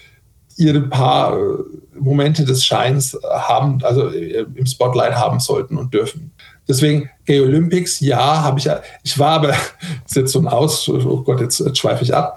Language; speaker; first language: German; native; German